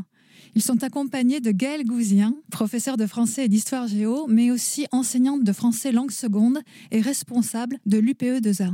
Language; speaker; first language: French; native; French